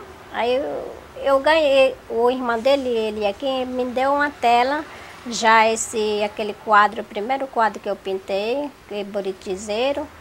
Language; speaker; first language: Portuguese; non-native, local second language; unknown